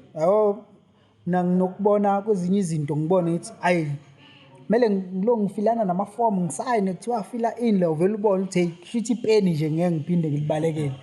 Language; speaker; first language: Zulu; native; Zulu